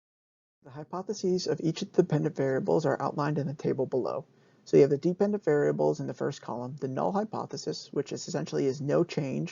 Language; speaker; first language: English; native; English